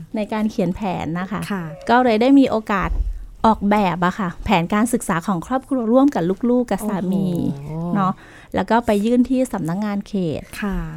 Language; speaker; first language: Thai; native; Thai